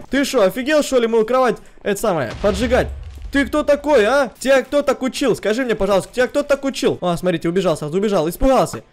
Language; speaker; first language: Russian; early bilingual, heritage; Russian